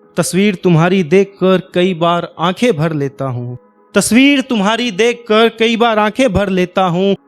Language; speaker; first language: Hindi; native; Hindi